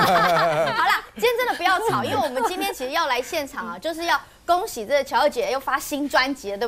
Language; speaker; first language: Chinese; native; Chinese